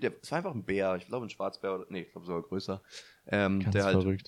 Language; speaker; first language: German; native; German